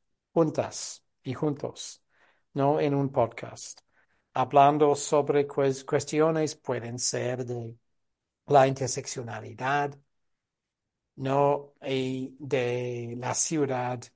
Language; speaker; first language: Spanish; non-native, fluent; English